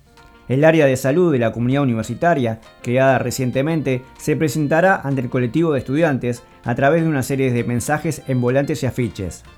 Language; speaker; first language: Spanish; native; Spanish